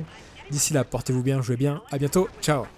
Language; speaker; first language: French; native; French